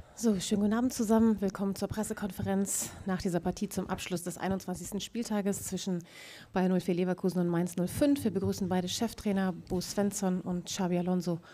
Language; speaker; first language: German; native; German